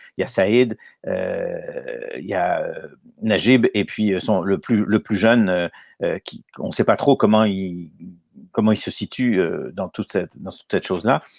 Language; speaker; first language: French; native; French